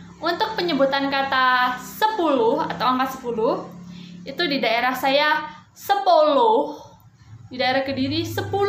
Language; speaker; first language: Indonesian; non-native, local second language; Javanese